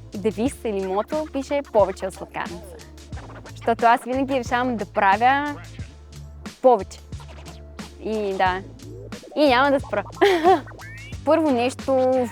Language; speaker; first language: Bulgarian; non-native, fluent; Russian